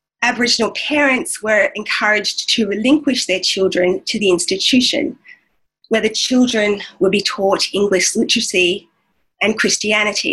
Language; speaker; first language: English; native; English